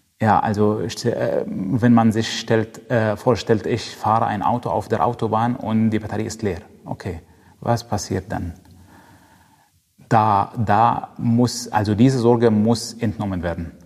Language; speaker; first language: German; non-native, fluent; Arabic